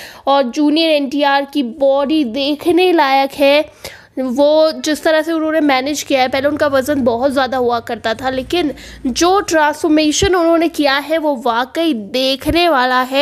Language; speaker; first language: Hindi; native; Hindi